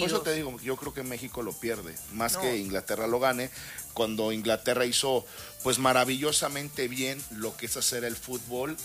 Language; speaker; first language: Spanish; native; Spanish